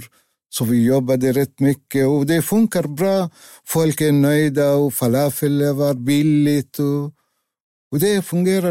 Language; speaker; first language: Swedish; non-native, learner; Arabic